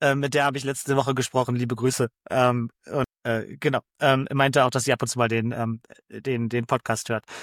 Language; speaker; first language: German; native; German